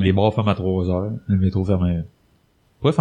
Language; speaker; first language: French; native; French